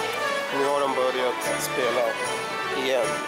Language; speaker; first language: Swedish; early bilingual, other home language; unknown